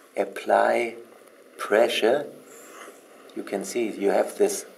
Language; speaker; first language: English; non-native, fluent; German